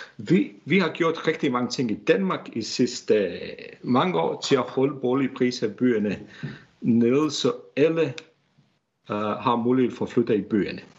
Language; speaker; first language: Danish; non-native, fluent; Bosnian